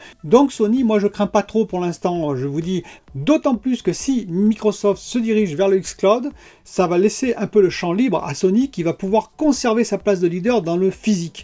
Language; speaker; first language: French; native; French